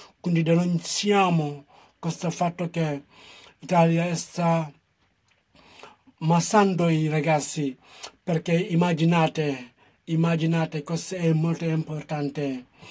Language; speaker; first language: Italian; non-native, fluent; Wolof